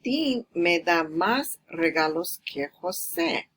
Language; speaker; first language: Spanish; non-native, fluent; English